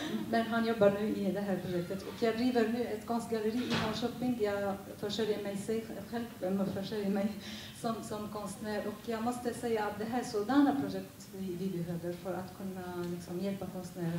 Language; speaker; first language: Swedish; non-native, fluent; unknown